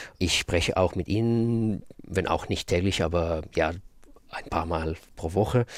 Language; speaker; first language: German; non-native, fluent; Russian